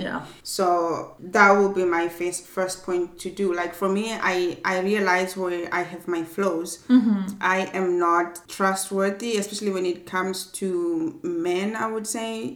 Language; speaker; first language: English; non-native, local second language; Swati